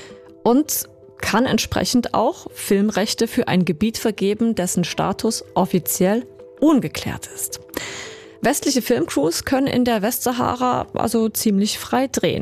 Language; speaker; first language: German; native; German